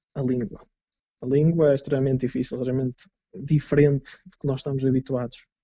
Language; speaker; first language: Portuguese; native; Portuguese